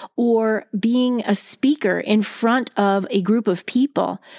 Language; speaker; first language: English; native; English